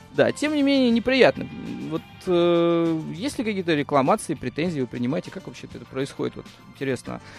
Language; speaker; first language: Russian; native; Russian